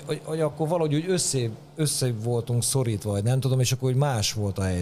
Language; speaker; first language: Hungarian; native; Hungarian